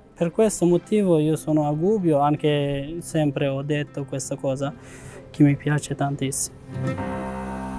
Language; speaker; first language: Italian; non-native, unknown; Persian